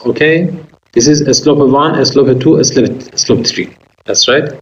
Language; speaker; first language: English; non-native, fluent; Persian